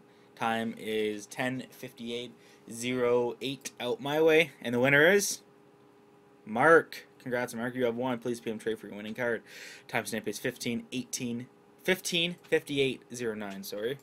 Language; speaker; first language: English; native; English